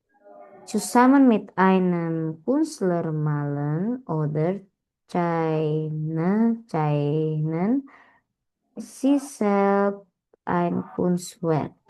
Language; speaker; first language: German; non-native, learner; Indonesian